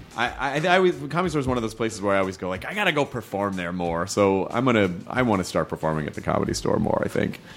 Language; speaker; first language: English; native; English